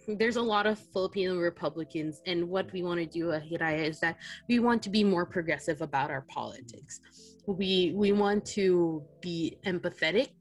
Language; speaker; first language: English; non-native, local second language; Filipino